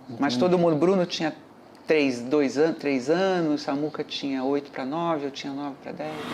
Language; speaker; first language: Portuguese; native; Portuguese